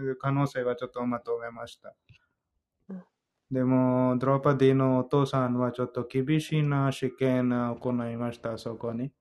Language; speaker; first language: Japanese; non-native, learner; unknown